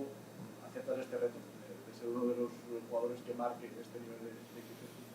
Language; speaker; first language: Spanish; native; Spanish